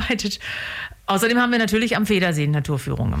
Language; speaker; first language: German; native; German